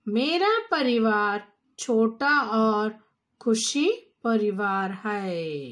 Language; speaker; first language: Hindi; non-native, local second language; Kannada